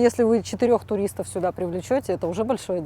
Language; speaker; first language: Russian; native; Russian